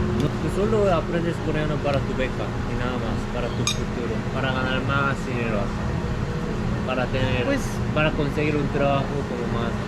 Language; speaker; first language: Spanish; non-native, learner; Korean